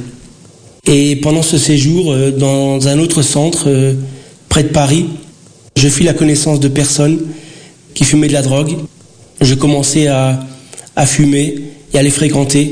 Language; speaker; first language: French; early bilingual, other home language; Portuguese